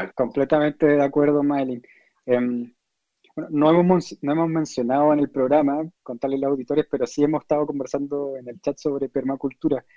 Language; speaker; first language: Spanish; native; Spanish